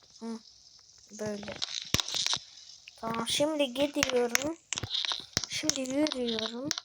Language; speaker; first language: Turkish; early bilingual, heritage; Turkish